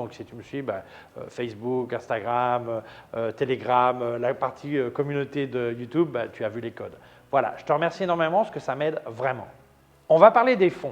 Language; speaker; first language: French; native; French